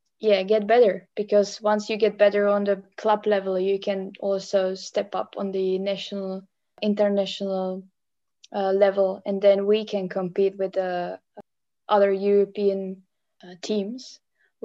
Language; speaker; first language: English; non-native, fluent; Czech